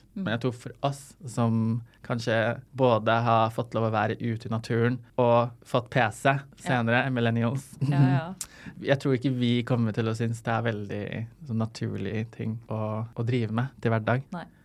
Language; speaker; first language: Norwegian; non-native, fluent; Arabic